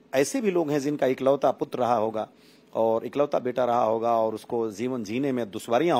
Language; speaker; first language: Hindi; native; Hindi